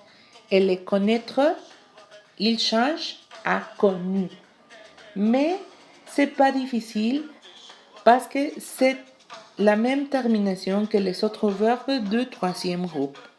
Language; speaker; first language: French; non-native, learner; Spanish